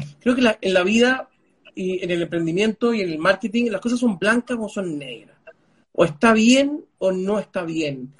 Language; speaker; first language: Spanish; early bilingual, other home language; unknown